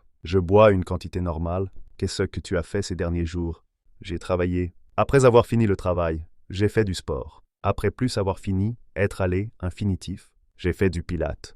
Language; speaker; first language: French; non-native, learner; Chinese